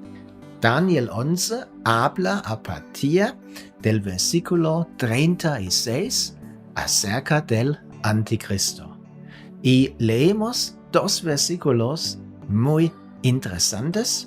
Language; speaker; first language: Spanish; non-native, fluent; German